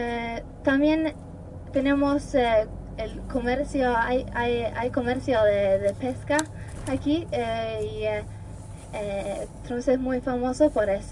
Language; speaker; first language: Spanish; non-native, fluent; Norwegian